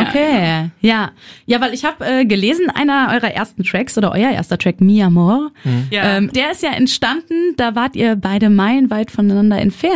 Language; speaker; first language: German; native; German